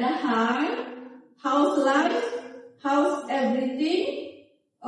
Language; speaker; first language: English; non-native, fluent; Indonesian